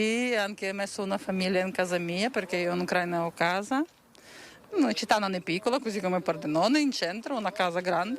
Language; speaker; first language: Italian; non-native, learner; Ukrainian